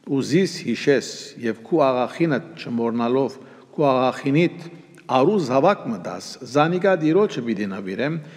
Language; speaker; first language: Armenian; early bilingual, heritage; Armenian